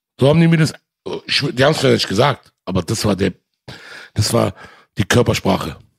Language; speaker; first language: German; early bilingual, other home language; Arabic